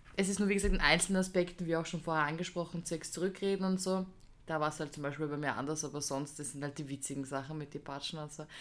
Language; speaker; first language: German; early bilingual, other home language; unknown